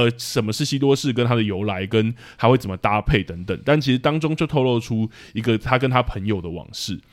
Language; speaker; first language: Chinese; native; Chinese